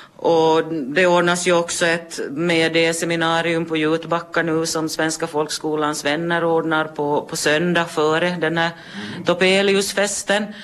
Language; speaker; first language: Swedish; native; Swedish